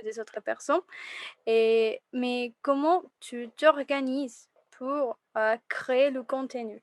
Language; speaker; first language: French; non-native, fluent; Spanish